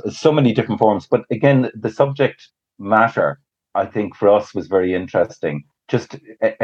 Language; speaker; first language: English; native; English